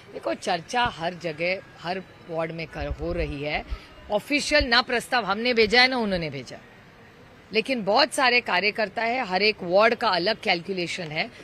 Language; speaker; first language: Hindi; non-native, local second language; Marathi